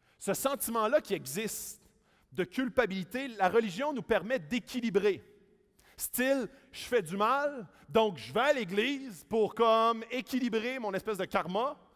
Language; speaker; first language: French; native; French